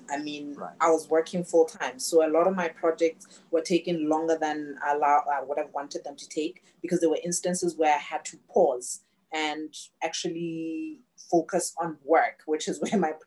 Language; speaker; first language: English; non-native, local second language; Tswana